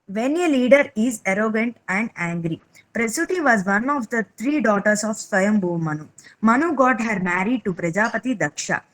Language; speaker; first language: English; non-native, local second language; Telugu